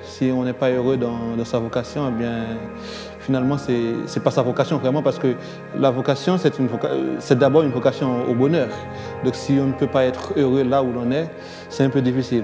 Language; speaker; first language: French; non-native, local second language; Haitian Creole